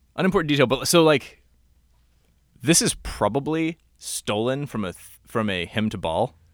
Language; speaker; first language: English; native; English